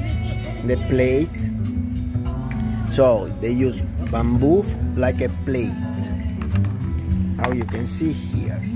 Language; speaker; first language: English; non-native, learner; Italian